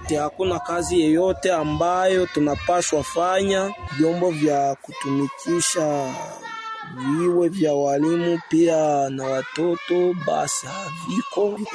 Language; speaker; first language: Swahili; non-native, local second language; Kinyarwanda